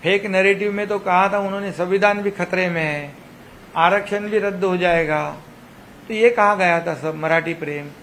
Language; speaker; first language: Hindi; non-native, local second language; Marathi